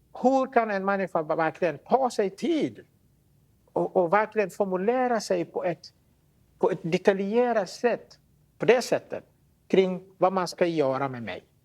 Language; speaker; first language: Swedish; non-native, fluent; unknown